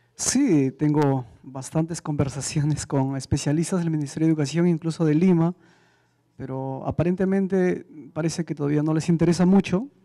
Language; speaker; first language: Spanish; native; Spanish